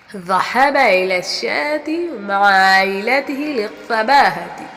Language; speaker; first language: Arabic; non-native, fluent; Urdu